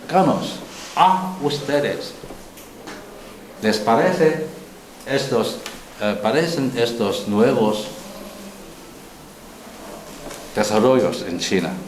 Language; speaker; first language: Spanish; non-native, learner; Chinese